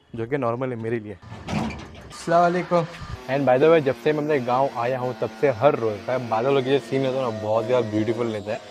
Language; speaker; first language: Hindi; non-native, local second language; Gujarati